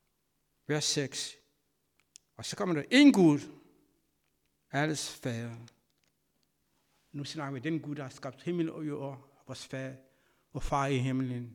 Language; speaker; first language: Danish; non-native, fluent; Kabuverdianu